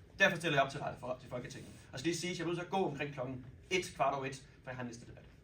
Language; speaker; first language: Danish; native; Danish